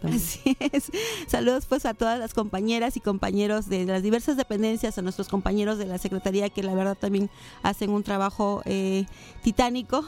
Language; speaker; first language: Spanish; native; Spanish